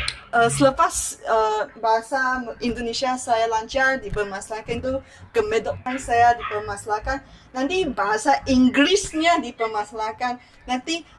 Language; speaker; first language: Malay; non-native, local second language; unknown